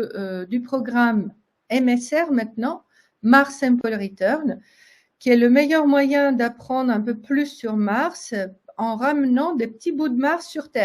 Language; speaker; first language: French; native; French